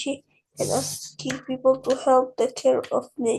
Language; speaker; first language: English; non-native, learner; Indonesian